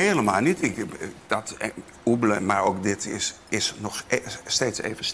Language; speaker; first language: Dutch; native; Dutch